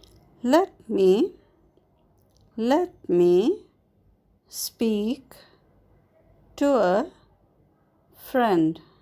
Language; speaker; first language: English; non-native, fluent; Arabic